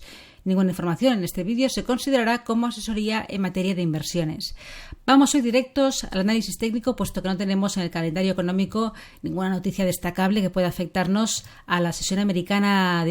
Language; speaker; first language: Spanish; native; Spanish